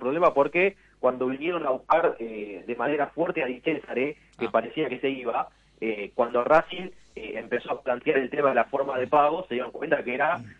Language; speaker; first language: Spanish; native; Spanish